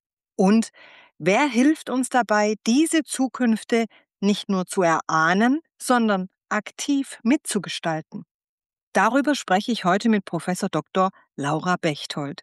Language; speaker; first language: German; native; German